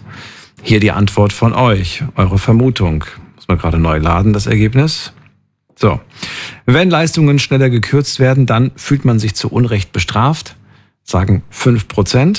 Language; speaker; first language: German; native; German